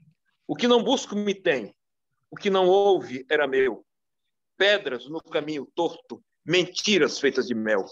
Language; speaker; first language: Portuguese; native; Portuguese